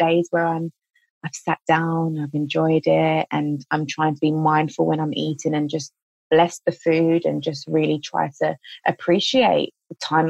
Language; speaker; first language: English; native; English